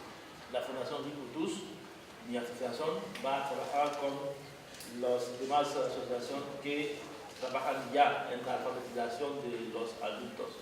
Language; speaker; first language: Spanish; non-native, fluent; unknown